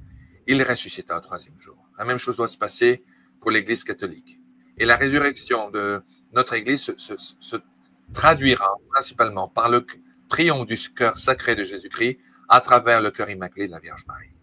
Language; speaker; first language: French; native; French